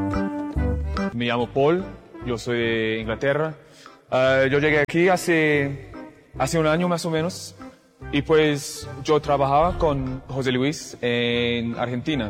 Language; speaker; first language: Spanish; non-native, fluent; English